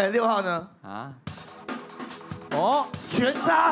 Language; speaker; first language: Chinese; native; Chinese